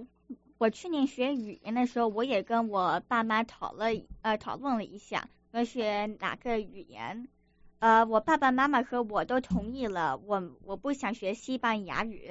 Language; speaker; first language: Chinese; early bilingual, other home language; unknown